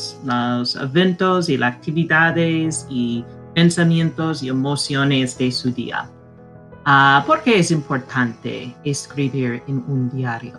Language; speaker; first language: Spanish; non-native, fluent; English